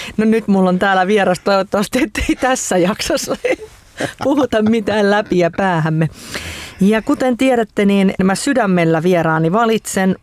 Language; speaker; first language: Finnish; native; Finnish